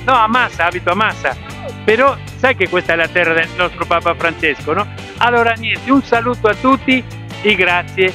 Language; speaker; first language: Italian; non-native, fluent; Spanish